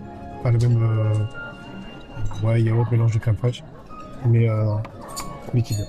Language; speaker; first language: French; native; French